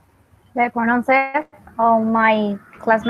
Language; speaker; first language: English; non-native, learner; Spanish